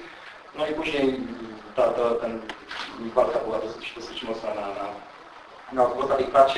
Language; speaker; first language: Polish; native; Polish